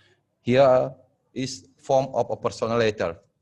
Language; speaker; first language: English; non-native, fluent; Indonesian